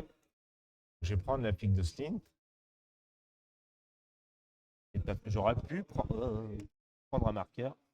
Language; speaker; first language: French; native; French